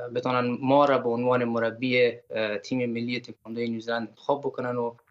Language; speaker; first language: Persian; native; Persian